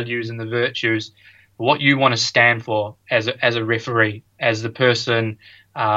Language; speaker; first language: English; native; English